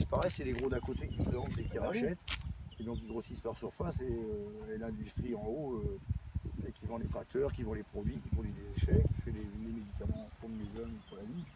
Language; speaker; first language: French; native; French